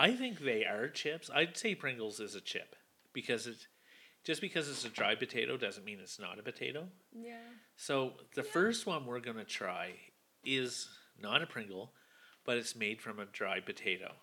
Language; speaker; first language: English; native; English